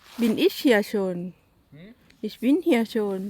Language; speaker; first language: German; non-native, learner; Thai